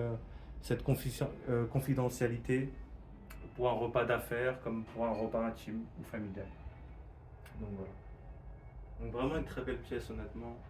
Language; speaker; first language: French; native; French